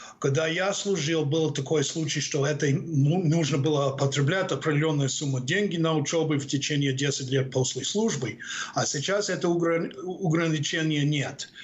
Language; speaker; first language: Russian; non-native, fluent; English